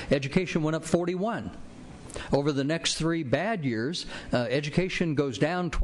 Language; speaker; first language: English; native; English